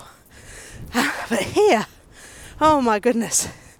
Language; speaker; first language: English; native; English